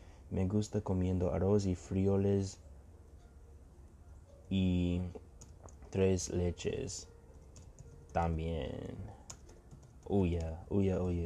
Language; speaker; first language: Spanish; non-native, learner; English